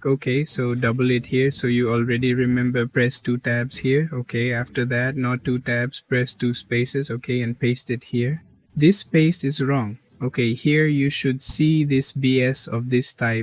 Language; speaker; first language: English; non-native, learner; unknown